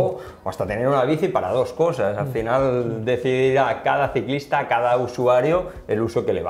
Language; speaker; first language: Spanish; native; Spanish